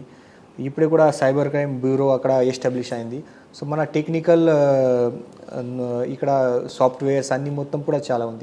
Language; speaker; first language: Telugu; non-native, learner; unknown